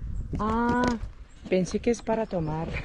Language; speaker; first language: Spanish; non-native, learner; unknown